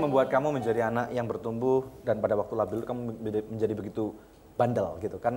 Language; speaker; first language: Indonesian; native; Indonesian